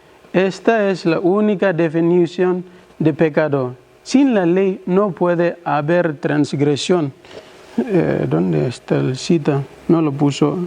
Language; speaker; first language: Spanish; non-native, learner; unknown